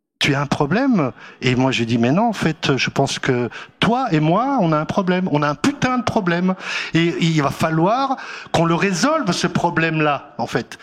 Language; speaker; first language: French; non-native, local second language; Arabic